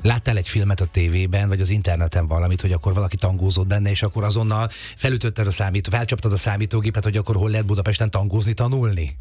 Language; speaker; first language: Hungarian; native; Hungarian